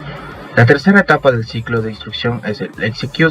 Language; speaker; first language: Spanish; native; Spanish